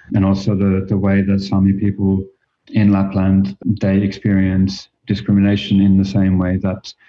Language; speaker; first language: English; non-native, fluent; Finnish